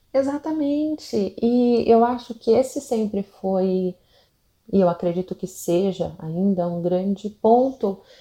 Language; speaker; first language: Portuguese; native; Portuguese